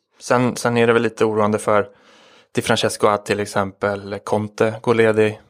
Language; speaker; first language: Swedish; native; Swedish